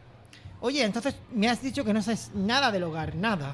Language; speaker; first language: Spanish; native; Spanish